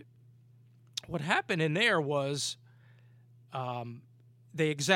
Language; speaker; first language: English; native; English